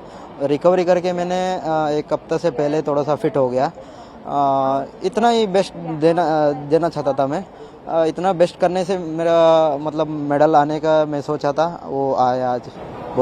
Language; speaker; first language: Hindi; non-native, local second language; Kannada